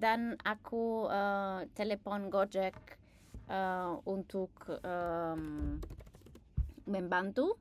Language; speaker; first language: Indonesian; non-native, learner; English